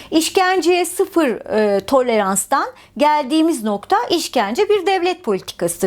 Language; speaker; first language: Turkish; native; Turkish